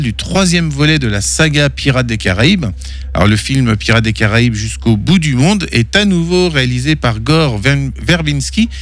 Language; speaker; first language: French; native; French